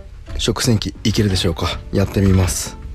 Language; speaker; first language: Japanese; native; Japanese